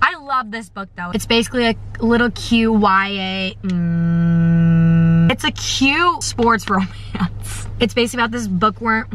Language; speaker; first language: English; native; English